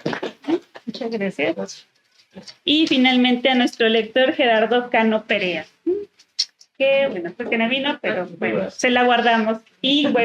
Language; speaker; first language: Spanish; native; Spanish